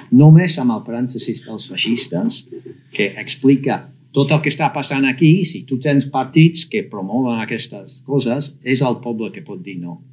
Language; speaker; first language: Catalan; non-native, fluent; English